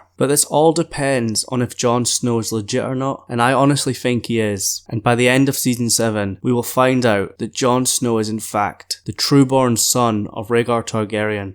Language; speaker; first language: English; native; English